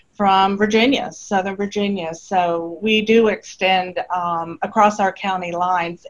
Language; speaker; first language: English; native; English